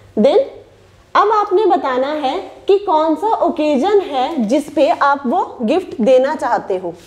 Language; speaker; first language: Hindi; native; Hindi